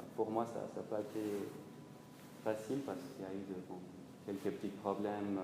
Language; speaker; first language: French; non-native, fluent; Spanish